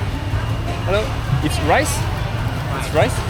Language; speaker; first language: English; non-native, learner; French